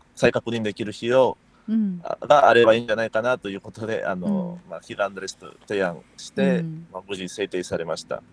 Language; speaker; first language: Japanese; non-native, fluent; Spanish